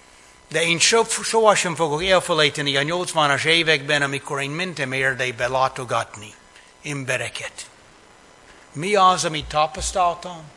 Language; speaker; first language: Hungarian; non-native, fluent; English